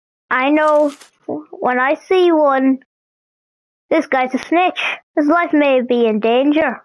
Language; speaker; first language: English; native; English